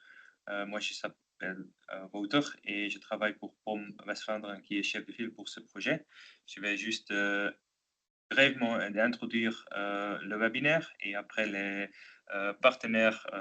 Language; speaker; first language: French; non-native, local second language; Dutch